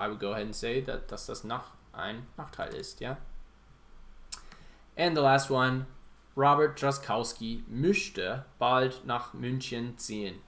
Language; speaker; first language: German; non-native, fluent; English